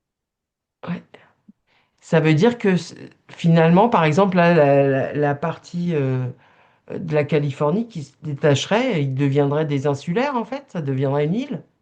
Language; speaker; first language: French; native; French